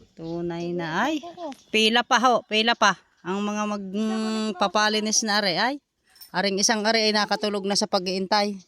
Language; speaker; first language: Filipino; native; Filipino